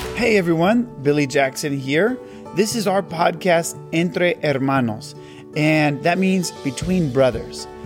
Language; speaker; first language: English; native; English